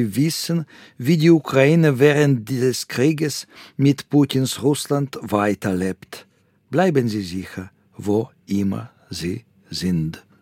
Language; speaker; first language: German; non-native, fluent; Russian